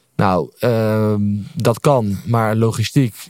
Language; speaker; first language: Dutch; native; Dutch